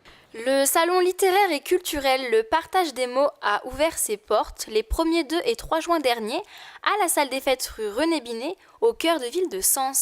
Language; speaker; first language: French; native; French